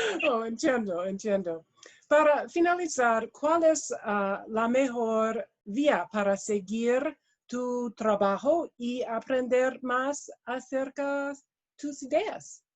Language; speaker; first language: Spanish; non-native, learner; English